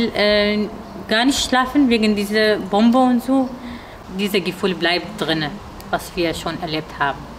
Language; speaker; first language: German; non-native, learner; Arabic